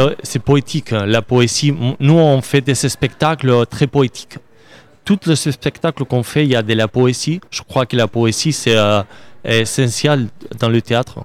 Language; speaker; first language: French; non-native, learner; Spanish